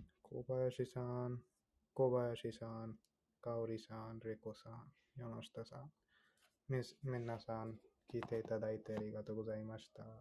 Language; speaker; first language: Japanese; non-native, fluent; Hindi